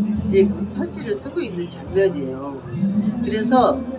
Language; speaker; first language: Korean; native; Korean